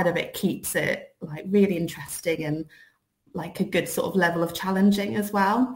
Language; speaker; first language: English; native; English